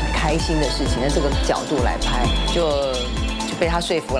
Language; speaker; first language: Chinese; native; Chinese